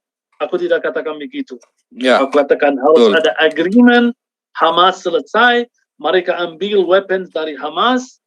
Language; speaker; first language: Indonesian; non-native, fluent; Arabic